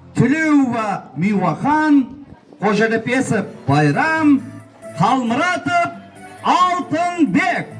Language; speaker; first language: Uzbek; non-native, local second language; Kara-Kalpak